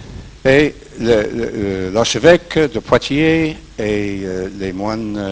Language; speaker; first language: French; non-native, fluent; English